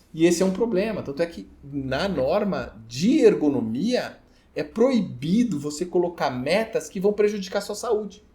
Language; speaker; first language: Portuguese; native; Portuguese